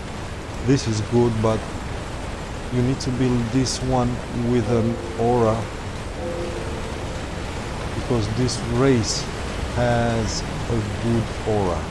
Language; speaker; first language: English; non-native, fluent; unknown